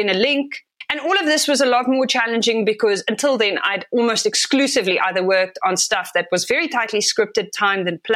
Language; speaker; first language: English; non-native, local second language; Afrikaans